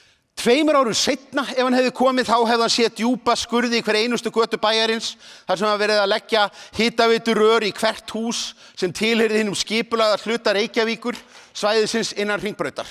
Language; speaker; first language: Icelandic; native; Icelandic